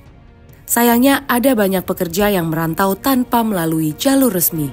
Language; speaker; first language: Indonesian; native; Indonesian